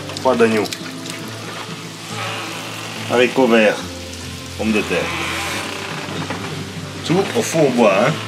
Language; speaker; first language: French; non-native, fluent; Greek